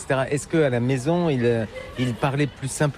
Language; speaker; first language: French; native; French